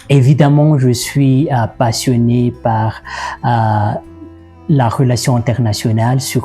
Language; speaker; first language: French; non-native, local second language; Malagasy